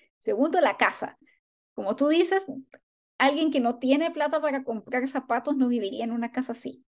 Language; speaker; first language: Spanish; native; Spanish